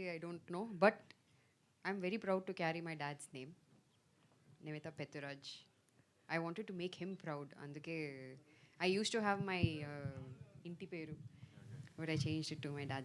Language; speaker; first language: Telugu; non-native, fluent; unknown